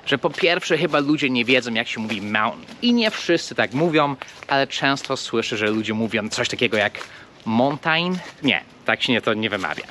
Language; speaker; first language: Polish; non-native, fluent; English